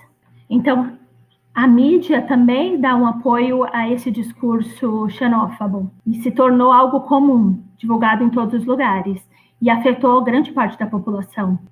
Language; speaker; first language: Portuguese; non-native, fluent; Greek